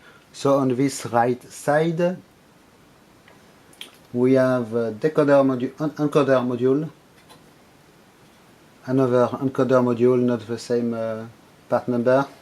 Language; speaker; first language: English; non-native, fluent; French